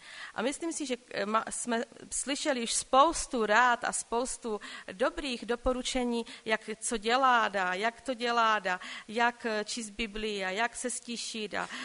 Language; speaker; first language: Czech; non-native, local second language; Polish